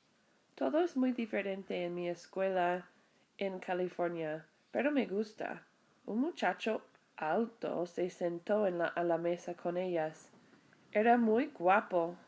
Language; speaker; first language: Spanish; non-native, fluent; English